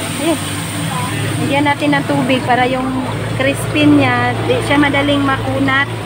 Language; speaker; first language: Filipino; native; Filipino